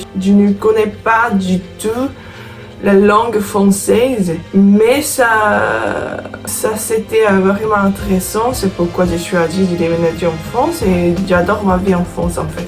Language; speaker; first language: French; non-native, fluent; Korean